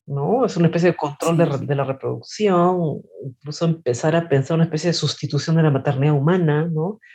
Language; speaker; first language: Spanish; native; Spanish